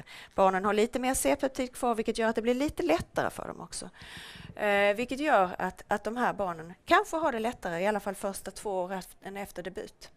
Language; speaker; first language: Swedish; native; Swedish